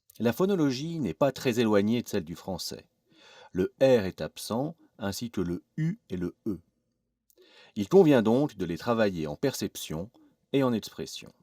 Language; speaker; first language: French; native; French